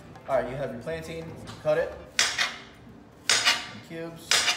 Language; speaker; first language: English; early bilingual, other home language; Spanish